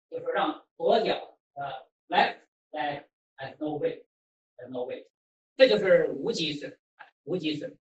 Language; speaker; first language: Chinese; native; Chinese